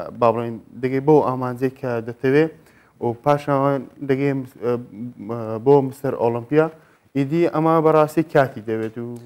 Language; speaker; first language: Central Kurdish; native; Central Kurdish